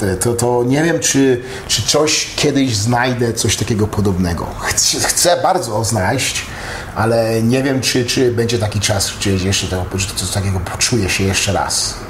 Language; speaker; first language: Polish; native; Polish